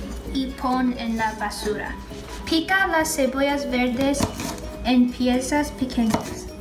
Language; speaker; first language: Spanish; non-native, learner; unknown